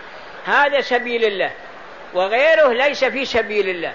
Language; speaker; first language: Arabic; native; Arabic